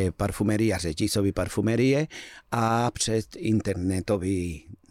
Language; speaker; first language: Czech; non-native, fluent; Spanish